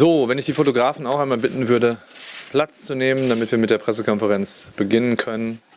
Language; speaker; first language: German; native; German